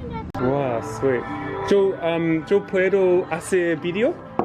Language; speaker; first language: Spanish; non-native, learner; English